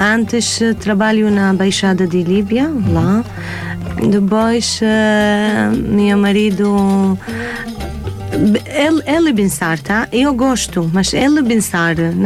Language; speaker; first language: Portuguese; non-native, learner; Arabic